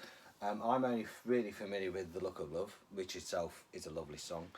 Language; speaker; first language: English; native; English